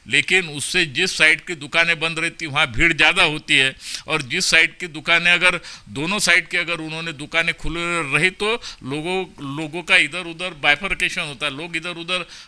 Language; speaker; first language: Hindi; non-native, local second language; Marathi